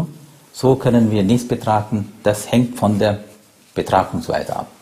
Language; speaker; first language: German; non-native, fluent; Sinhala